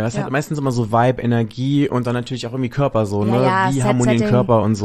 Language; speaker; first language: German; native; German